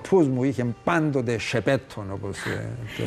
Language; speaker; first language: Greek; native; Greek